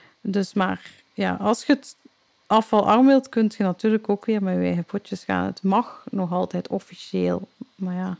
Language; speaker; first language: Dutch; native; Dutch